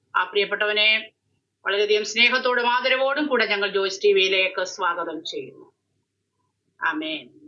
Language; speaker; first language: Malayalam; native; Malayalam